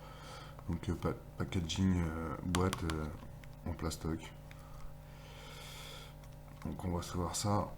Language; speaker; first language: French; native; French